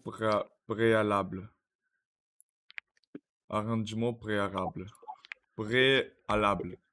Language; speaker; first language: French; non-native, learner; Russian